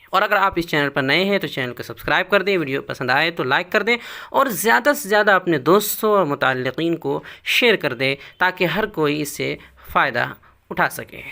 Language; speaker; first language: Urdu; native; Urdu